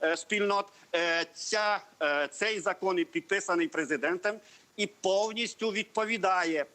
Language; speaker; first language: Ukrainian; non-native, local second language; Hungarian